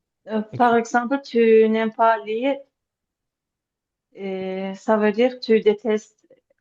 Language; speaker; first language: French; non-native, learner; Azerbaijani